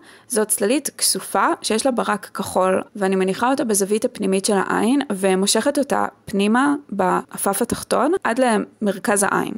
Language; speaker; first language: Hebrew; native; Hebrew